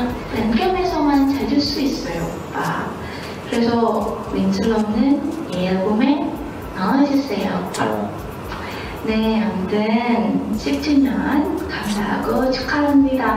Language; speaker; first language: Korean; non-native, learner; Indonesian